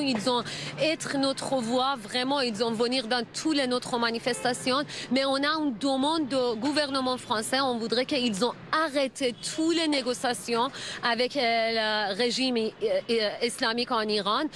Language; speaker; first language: French; non-native, learner; Persian